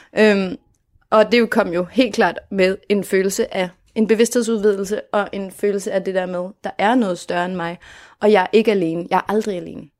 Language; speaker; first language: Danish; native; Danish